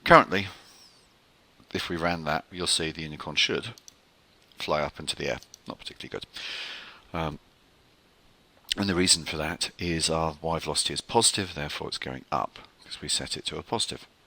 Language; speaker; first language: English; native; English